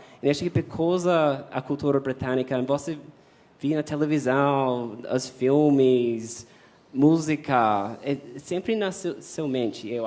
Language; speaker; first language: Portuguese; non-native, fluent; English